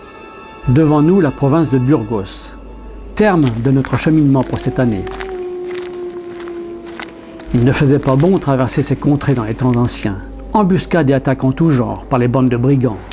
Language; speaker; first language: French; native; French